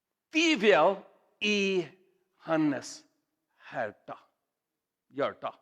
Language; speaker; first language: Swedish; non-native, learner; Urdu